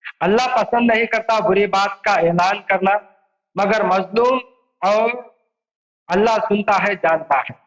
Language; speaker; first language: Urdu; non-native, local second language; Tamil